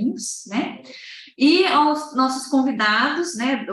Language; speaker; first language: Portuguese; native; Portuguese